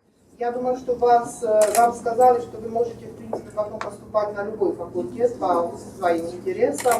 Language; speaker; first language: Russian; non-native, fluent; Czech